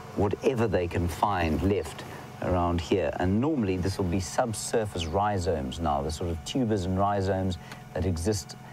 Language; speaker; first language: English; native; English